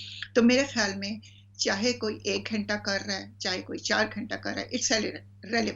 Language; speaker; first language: Urdu; native; Urdu